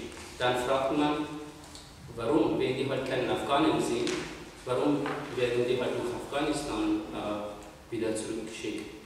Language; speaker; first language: German; non-native, fluent; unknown